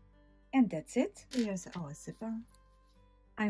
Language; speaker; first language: English; non-native, fluent; Dutch